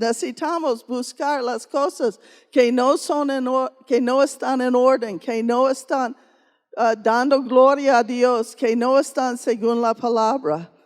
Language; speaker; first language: Spanish; non-native, fluent; English